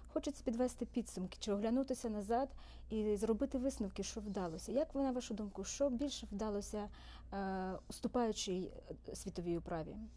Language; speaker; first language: Ukrainian; early bilingual, heritage; Ukrainian